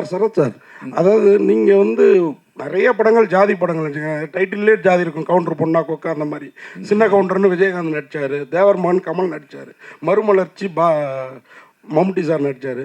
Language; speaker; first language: Tamil; native; Tamil